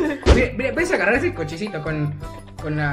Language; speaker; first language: Spanish; native; Spanish